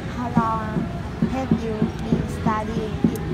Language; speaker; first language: English; non-native, learner; Vietnamese